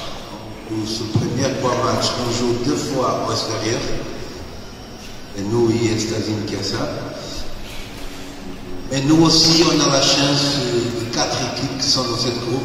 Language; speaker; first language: French; non-native, learner; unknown